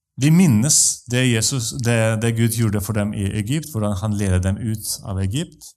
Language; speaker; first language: Norwegian; non-native, fluent; Russian